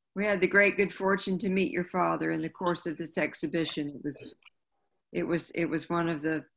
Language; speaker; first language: English; native; English